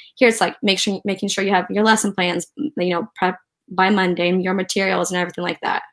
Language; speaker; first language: English; early bilingual, other home language; Ukrainian